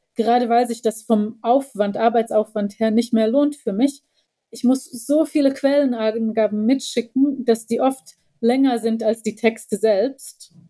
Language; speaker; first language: German; early bilingual, heritage; Bosnian